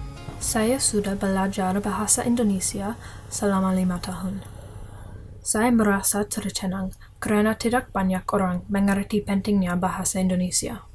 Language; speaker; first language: Indonesian; non-native, learner; English